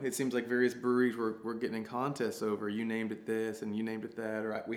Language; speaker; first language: English; native; English